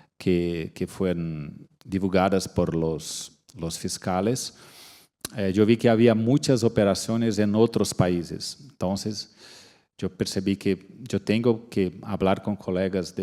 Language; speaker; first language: Spanish; non-native, fluent; Portuguese